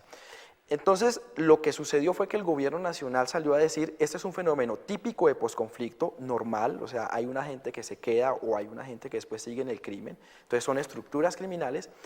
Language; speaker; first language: Spanish; native; Spanish